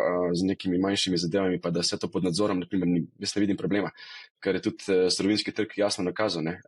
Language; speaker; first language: Slovenian; native; Slovenian